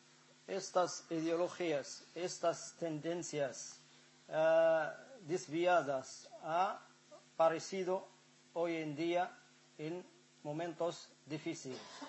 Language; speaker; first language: Spanish; non-native, fluent; Arabic